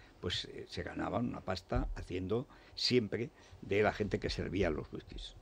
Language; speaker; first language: Spanish; native; Spanish